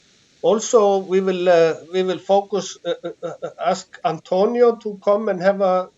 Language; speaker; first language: English; non-native, fluent; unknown